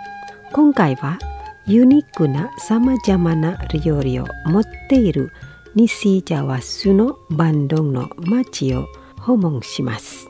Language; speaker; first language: Japanese; non-native, fluent; Indonesian